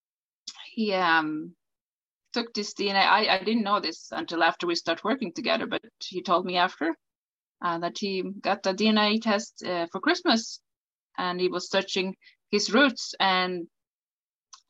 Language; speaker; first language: English; non-native, fluent; Swedish